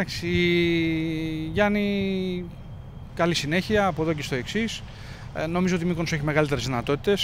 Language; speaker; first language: Greek; native; Greek